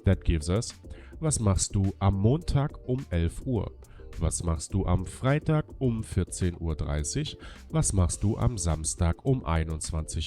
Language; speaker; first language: German; non-native, fluent; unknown